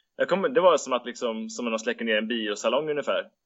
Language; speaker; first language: Swedish; native; Swedish